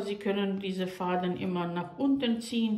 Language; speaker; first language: German; non-native, learner; Croatian